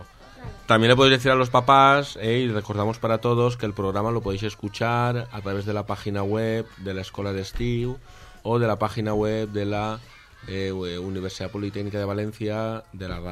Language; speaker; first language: Spanish; native; Spanish